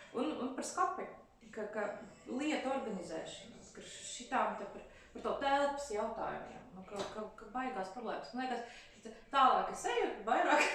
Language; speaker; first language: Latvian; non-native, local second language; Russian